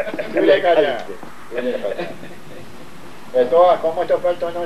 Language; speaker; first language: French; native; French